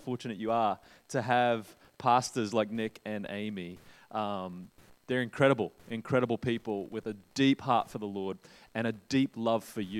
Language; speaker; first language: English; native; English